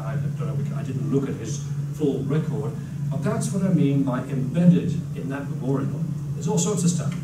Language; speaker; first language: English; native; English